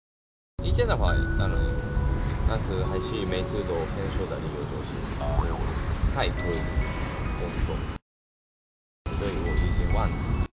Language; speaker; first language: Chinese; non-native, fluent; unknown